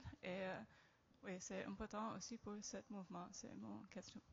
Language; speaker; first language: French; non-native, learner; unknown